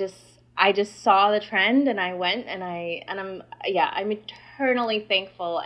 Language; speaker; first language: English; non-native, fluent; Spanish